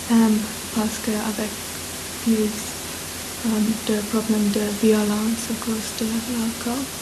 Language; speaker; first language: French; non-native, learner; English